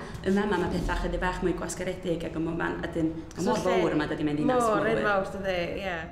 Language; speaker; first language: Welsh; native; Welsh